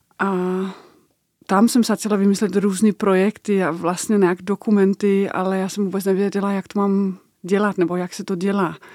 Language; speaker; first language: Czech; non-native, fluent; Danish